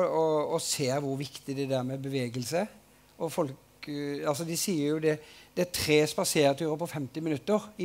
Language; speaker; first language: Norwegian; native; Norwegian